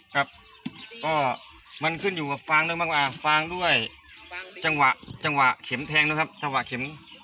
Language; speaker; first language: Thai; native; Thai